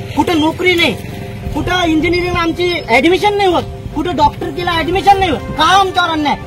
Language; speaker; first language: Marathi; non-native, local second language; Lambadi